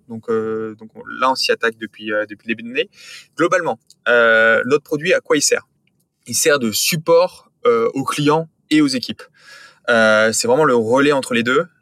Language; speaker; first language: French; native; French